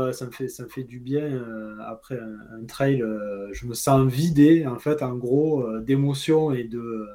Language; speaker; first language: French; native; French